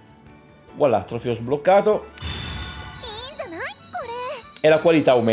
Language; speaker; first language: Italian; native; Italian